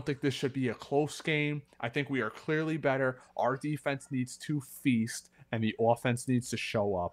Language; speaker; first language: English; native; English